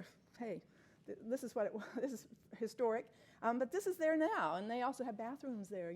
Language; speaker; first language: English; native; English